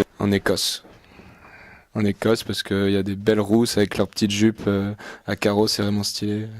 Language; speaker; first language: French; native; French